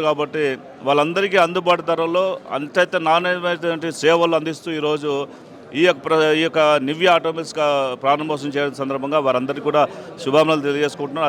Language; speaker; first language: Telugu; native; Telugu